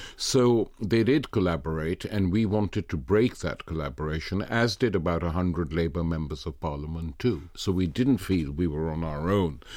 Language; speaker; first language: English; non-native, local second language; Punjabi